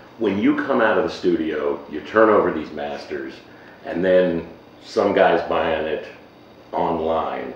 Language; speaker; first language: English; native; English